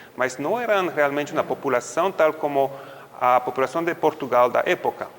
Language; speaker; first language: Portuguese; non-native, fluent; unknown